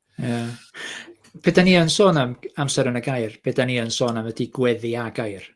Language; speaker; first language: Welsh; native; Welsh